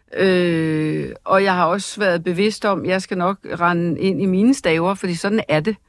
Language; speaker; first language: Danish; native; Danish